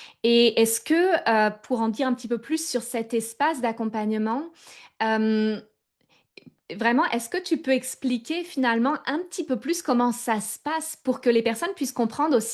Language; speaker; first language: French; native; French